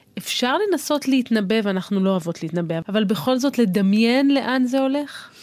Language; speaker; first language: Hebrew; native; Hebrew